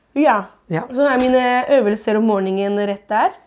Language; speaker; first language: Norwegian; non-native, fluent; Italian